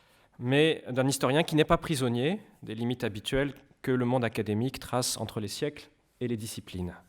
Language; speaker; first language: French; native; French